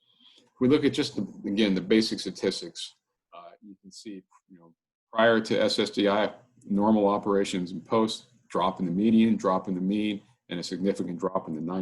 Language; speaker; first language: English; native; English